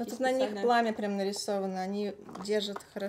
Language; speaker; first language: Russian; native; Russian